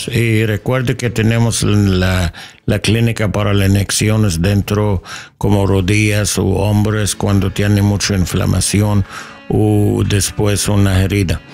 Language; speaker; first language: Spanish; non-native, learner; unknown